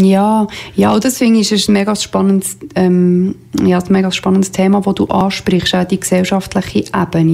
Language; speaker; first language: German; native; German